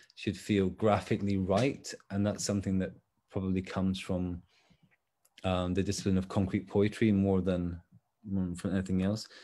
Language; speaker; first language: English; native; English